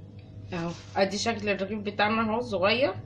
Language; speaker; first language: Arabic; native; Arabic